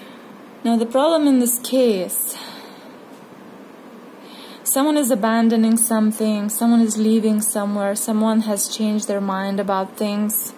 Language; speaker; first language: English; non-native, fluent; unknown